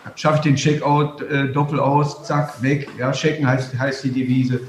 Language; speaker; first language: German; native; German